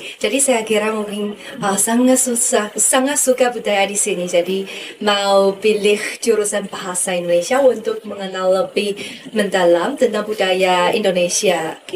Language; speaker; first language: Indonesian; non-native, fluent; Chinese